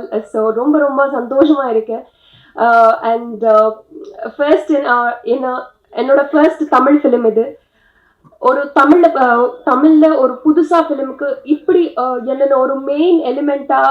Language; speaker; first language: Tamil; non-native, learner; Telugu